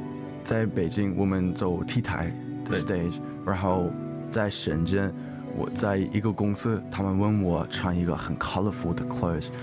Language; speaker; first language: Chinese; early bilingual, heritage; English